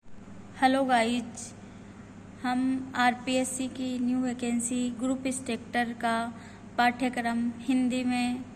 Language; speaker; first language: Hindi; native; Hindi